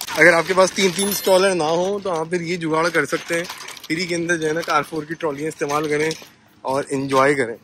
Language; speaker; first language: Urdu; native; Urdu